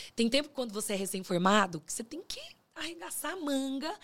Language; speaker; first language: Portuguese; native; Portuguese